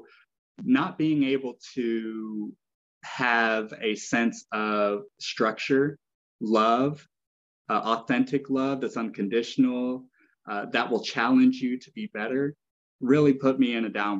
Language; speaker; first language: English; native; English